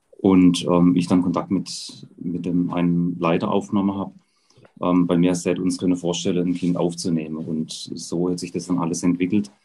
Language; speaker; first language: German; native; German